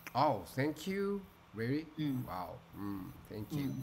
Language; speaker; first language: English; non-native, learner; Japanese